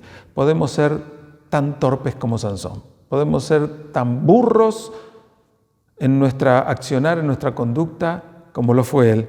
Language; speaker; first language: Spanish; native; Spanish